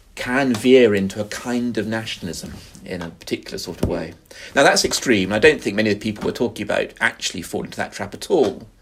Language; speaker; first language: English; native; English